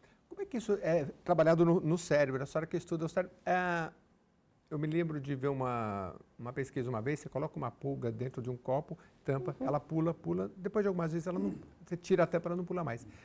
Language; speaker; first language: Portuguese; native; Portuguese